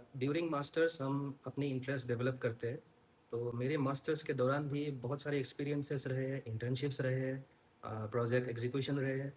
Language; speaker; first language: Hindi; non-native, local second language; Assamese